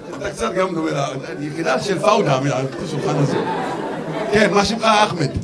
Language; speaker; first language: Hebrew; non-native, local second language; Arabic